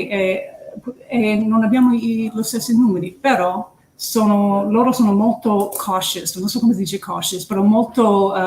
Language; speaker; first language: Italian; early bilingual, heritage; English